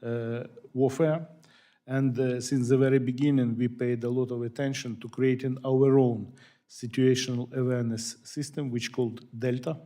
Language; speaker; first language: English; non-native, fluent; Ukrainian